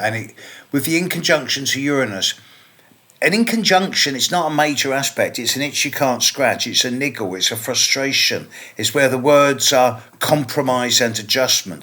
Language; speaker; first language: English; native; English